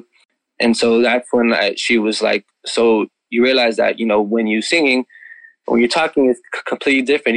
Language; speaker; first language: English; native; English